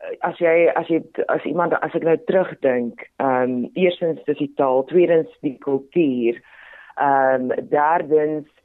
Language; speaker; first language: Afrikaans; non-native, local second language; Tswana